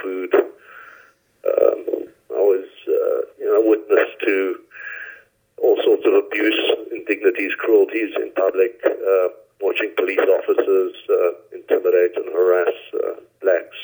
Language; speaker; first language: English; native; English